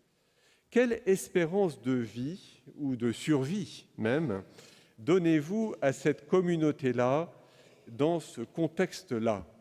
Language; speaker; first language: French; native; French